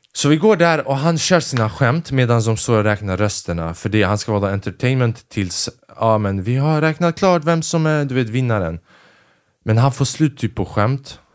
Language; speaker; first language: Swedish; early bilingual, other home language; Albanian